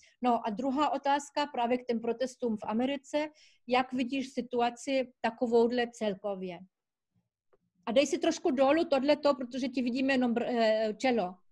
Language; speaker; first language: Czech; early bilingual, heritage; Czech